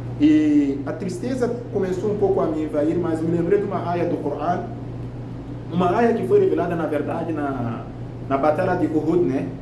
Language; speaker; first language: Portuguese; non-native, fluent; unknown